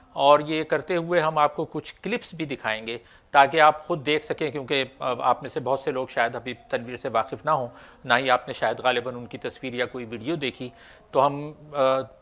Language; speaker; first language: Urdu; native; Urdu